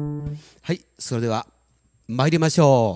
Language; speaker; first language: Japanese; native; Japanese